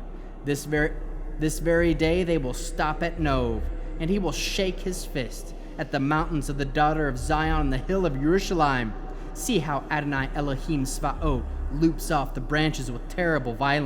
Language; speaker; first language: English; native; English